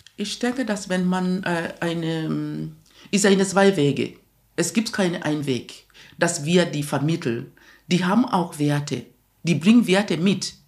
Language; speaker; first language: German; non-native, fluent; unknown